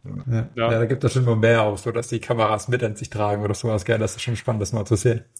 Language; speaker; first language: German; native; German